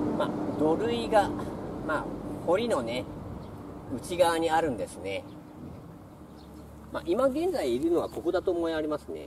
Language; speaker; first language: Japanese; native; Japanese